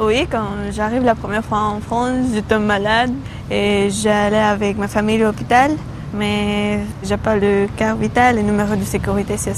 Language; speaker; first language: French; non-native, learner; Romanian